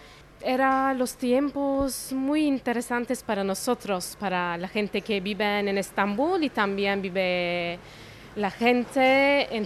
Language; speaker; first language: Spanish; non-native, fluent; Turkish